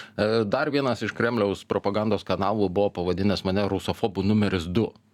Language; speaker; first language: Lithuanian; native; Lithuanian